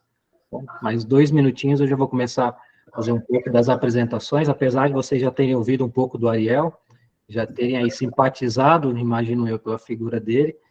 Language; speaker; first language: Portuguese; native; Portuguese